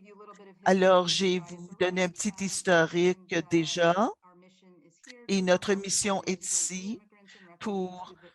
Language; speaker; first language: French; non-native, fluent; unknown